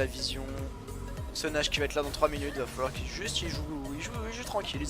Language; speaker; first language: French; native; French